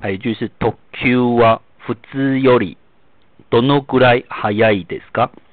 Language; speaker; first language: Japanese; non-native, fluent; Chinese